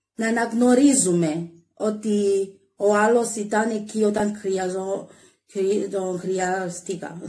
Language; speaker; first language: Greek; non-native, learner; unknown